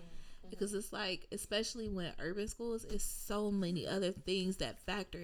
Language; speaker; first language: English; native; English